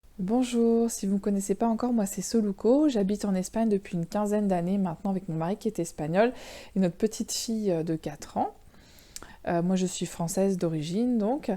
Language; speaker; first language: French; native; French